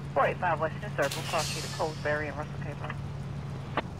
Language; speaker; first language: English; native; English